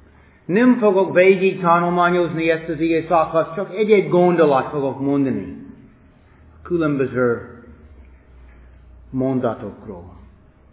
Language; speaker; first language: Hungarian; non-native, fluent; English